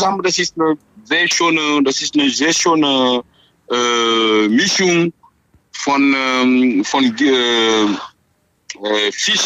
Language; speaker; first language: German; non-native, fluent; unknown